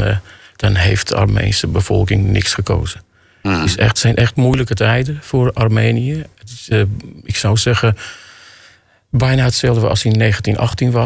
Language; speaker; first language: Dutch; non-native, fluent; Armenian